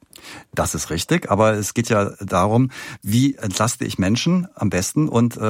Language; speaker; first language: German; native; German